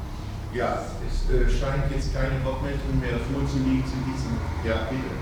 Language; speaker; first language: German; native; German